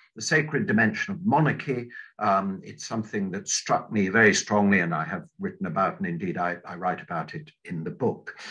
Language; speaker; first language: English; native; English